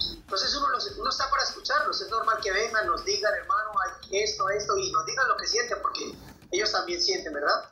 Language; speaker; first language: Spanish; native; Spanish